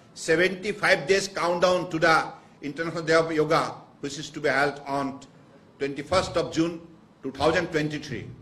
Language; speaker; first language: English; non-native, local second language; Assamese